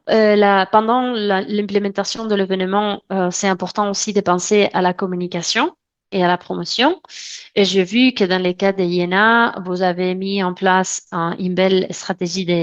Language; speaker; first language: French; non-native, fluent; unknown